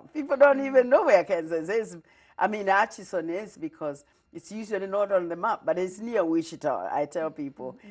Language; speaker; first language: English; non-native, local second language; Kikuyu